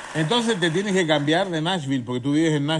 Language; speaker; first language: Spanish; native; Spanish